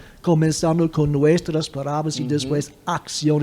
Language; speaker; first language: Spanish; non-native, fluent; English